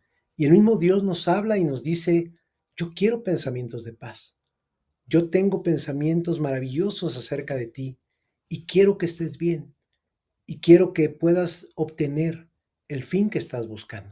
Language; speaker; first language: Spanish; native; Spanish